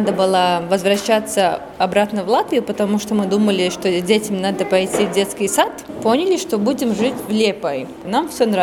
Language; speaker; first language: Russian; non-native, local second language; Latvian